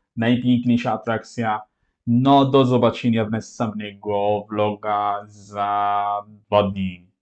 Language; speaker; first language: Polish; non-native, learner; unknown